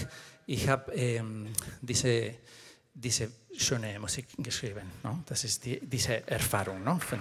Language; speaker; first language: German; non-native, fluent; Spanish